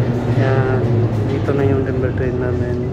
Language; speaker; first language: Filipino; non-native, learner; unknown